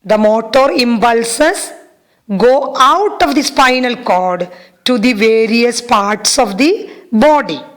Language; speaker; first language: English; non-native, local second language; Malayalam